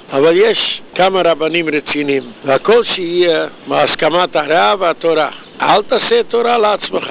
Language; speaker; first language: Hebrew; non-native, fluent; Yiddish